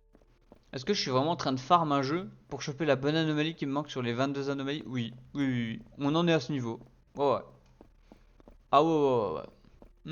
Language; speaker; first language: French; native; French